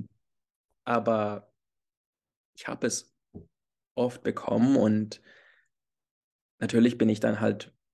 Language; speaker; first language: German; early bilingual, heritage; English